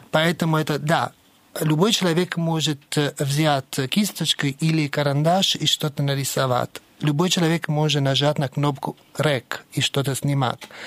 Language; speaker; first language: Russian; non-native, fluent; Italian